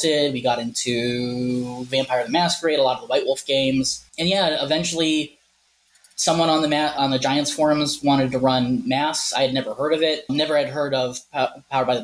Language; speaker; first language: English; native; English